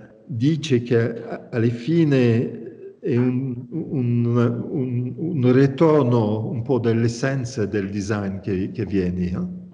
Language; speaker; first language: Italian; non-native, learner; French